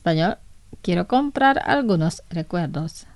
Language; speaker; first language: Spanish; non-native, fluent; Indonesian